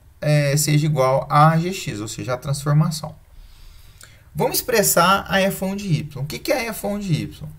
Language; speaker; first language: Portuguese; native; Portuguese